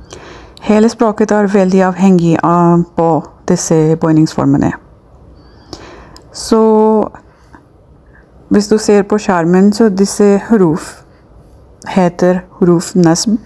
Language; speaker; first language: Norwegian; non-native, fluent; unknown